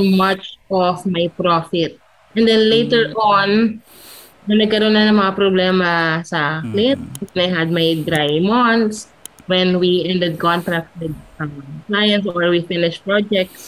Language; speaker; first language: English; non-native, local second language; Filipino